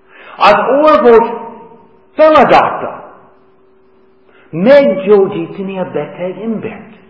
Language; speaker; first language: Hungarian; non-native, fluent; English